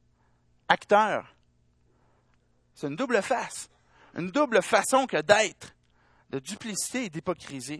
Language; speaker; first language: French; native; French